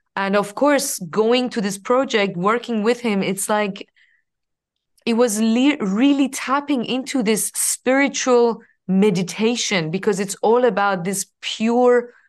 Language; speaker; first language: English; non-native, fluent; Persian